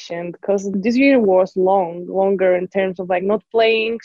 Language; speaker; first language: English; non-native, fluent; Polish